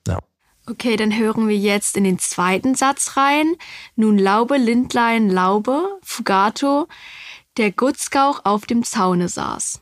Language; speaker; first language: German; native; German